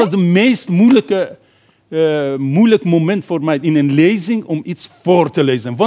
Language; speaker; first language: Dutch; non-native, fluent; Persian